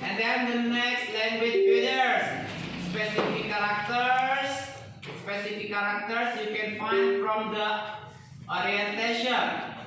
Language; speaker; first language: English; non-native, fluent; Indonesian